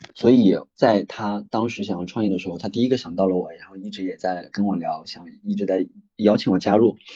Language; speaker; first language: Chinese; native; Chinese